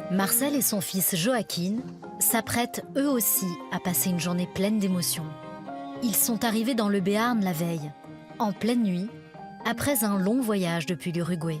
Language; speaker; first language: French; native; French